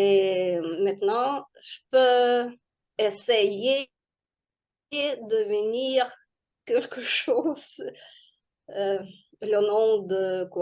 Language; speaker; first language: French; non-native, learner; Russian